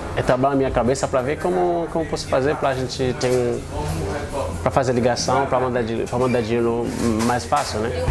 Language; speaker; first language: Portuguese; non-native, learner; Haitian Creole